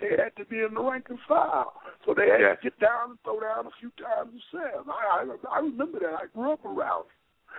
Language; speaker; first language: English; native; English